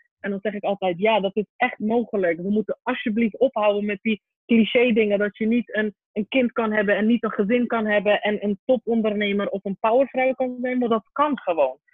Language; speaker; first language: Dutch; early bilingual, other home language; Persian